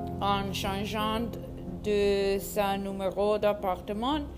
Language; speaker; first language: French; non-native, learner; Spanish